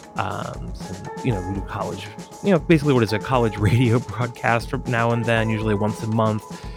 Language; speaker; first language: English; native; English